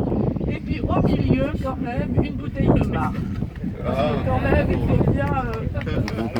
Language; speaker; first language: French; native; French